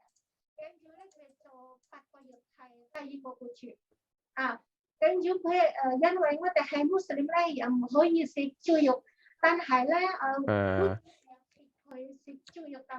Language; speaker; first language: Cantonese; non-native, learner; Indonesian